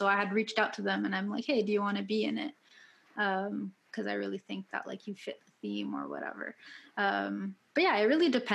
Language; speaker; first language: English; native; English